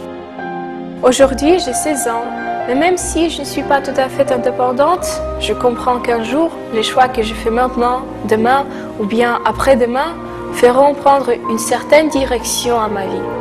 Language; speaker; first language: French; non-native, fluent; Ukrainian